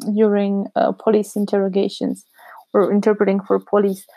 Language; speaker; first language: English; non-native, fluent; Czech